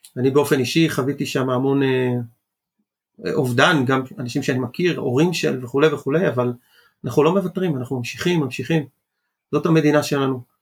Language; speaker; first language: Hebrew; early bilingual, other home language; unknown